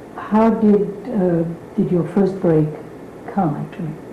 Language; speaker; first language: English; non-native, fluent; French